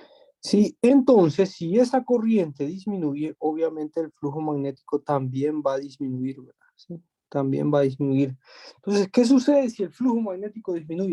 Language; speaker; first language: Spanish; native; Spanish